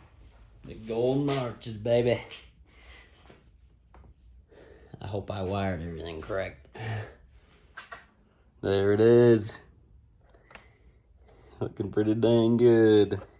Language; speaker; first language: English; native; English